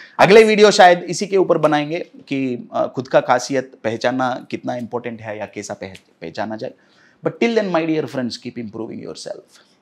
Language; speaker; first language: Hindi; non-native, local second language; Telugu